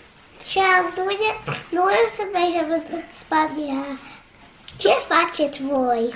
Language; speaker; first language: Romanian; early bilingual, heritage; Romanian